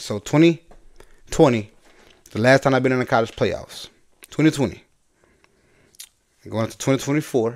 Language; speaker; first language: English; native; English